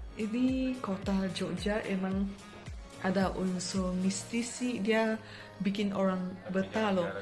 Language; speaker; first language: Indonesian; non-native, fluent; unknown